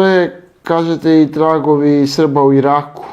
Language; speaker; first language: Serbian; native; Serbian